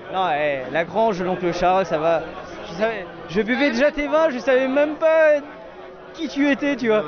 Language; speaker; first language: French; native; French